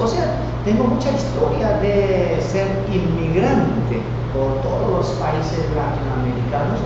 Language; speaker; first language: Spanish; non-native, fluent; Korean